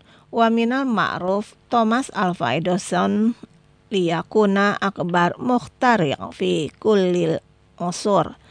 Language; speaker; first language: Arabic; non-native, fluent; Indonesian